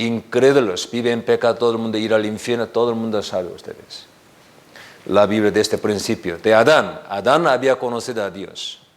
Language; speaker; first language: Spanish; non-native, learner; Korean